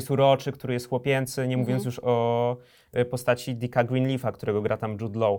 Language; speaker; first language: Polish; native; Polish